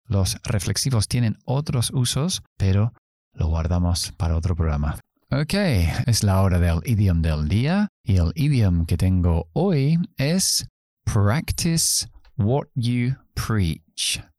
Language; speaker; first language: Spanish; non-native, fluent; English